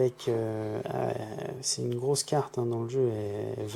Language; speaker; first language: French; native; French